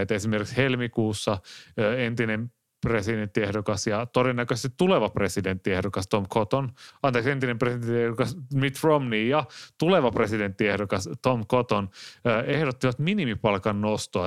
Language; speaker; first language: Finnish; native; Finnish